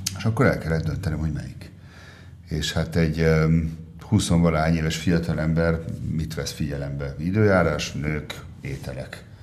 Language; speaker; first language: Hungarian; early bilingual, heritage; Hungarian